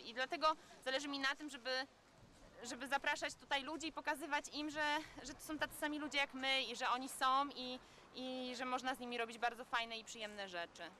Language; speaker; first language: Polish; native; Polish